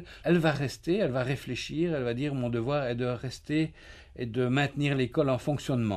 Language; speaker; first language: French; native; French